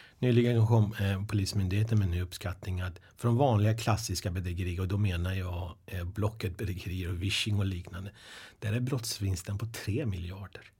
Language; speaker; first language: Swedish; early bilingual, other home language; Persian